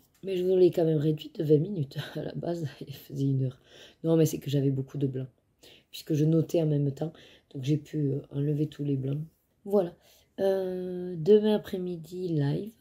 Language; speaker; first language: French; native; French